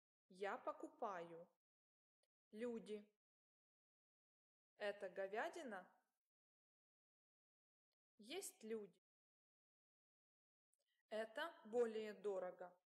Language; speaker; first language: Russian; non-native, learner; English